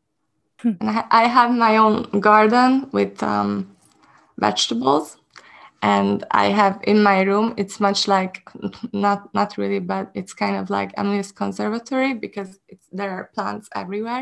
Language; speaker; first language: English; non-native, fluent; Hungarian